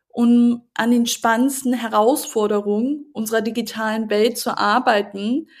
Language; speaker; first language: German; native; German